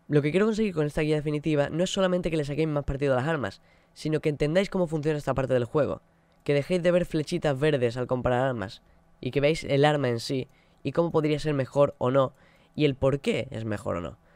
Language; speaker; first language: Spanish; native; Spanish